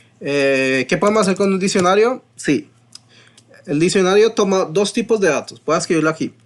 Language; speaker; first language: Spanish; early bilingual, heritage; Spanish